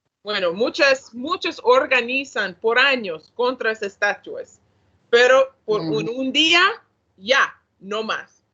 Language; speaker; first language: Spanish; non-native, learner; English